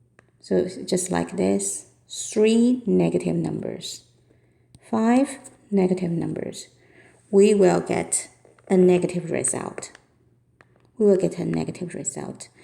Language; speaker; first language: English; non-native, fluent; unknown